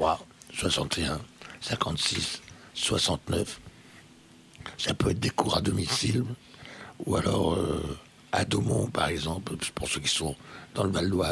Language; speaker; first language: French; native; French